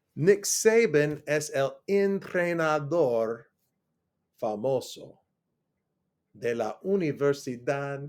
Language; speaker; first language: Spanish; non-native, learner; English